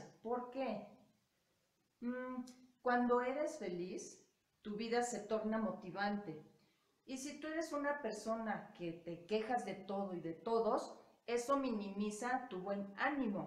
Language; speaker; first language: Spanish; native; Spanish